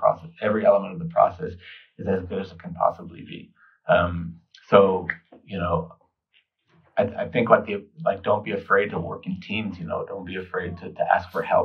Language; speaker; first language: English; native; English